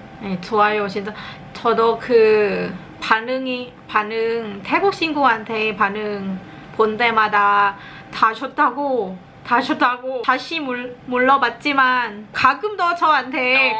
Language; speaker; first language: Korean; non-native, learner; Thai